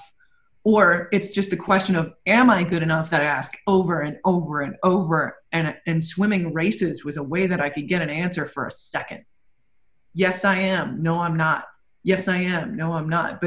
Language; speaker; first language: English; native; English